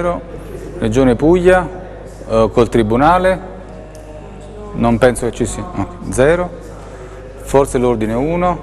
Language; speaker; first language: Italian; native; Italian